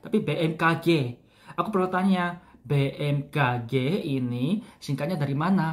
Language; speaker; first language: Indonesian; non-native, fluent; Korean